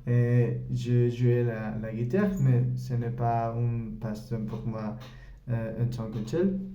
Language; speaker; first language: French; non-native, learner; Spanish